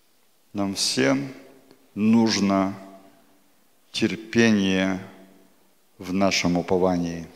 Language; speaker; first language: Polish; non-native, learner; Russian